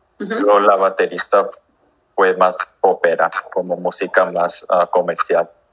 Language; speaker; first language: Spanish; early bilingual, heritage; English